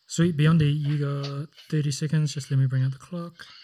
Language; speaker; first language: English; native; English